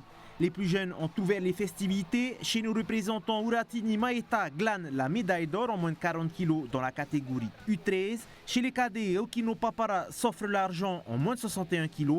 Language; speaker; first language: French; native; French